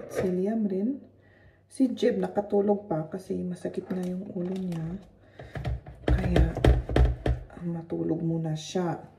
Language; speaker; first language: Filipino; non-native, fluent; German